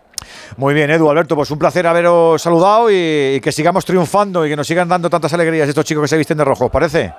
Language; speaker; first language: Spanish; native; Spanish